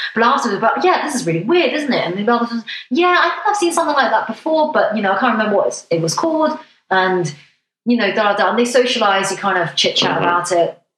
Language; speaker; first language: English; non-native, local second language; Cantonese